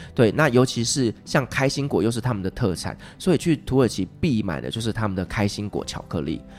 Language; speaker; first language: Chinese; native; Chinese